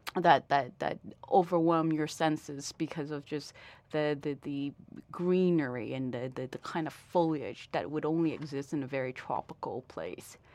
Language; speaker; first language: English; early bilingual, other home language; Vietnamese